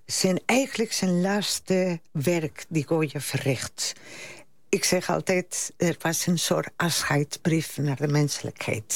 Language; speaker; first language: Dutch; non-native, fluent; Spanish